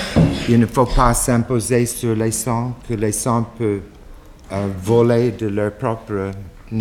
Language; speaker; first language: French; non-native, fluent; English